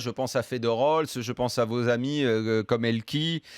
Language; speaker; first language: French; native; French